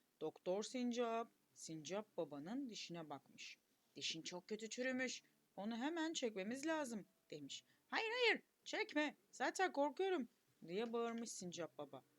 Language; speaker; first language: Turkish; native; Turkish